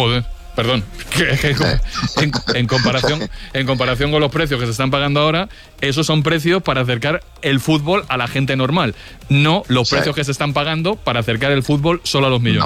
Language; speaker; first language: Spanish; native; Spanish